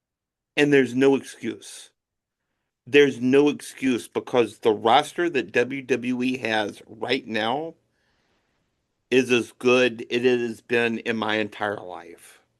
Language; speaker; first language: English; native; English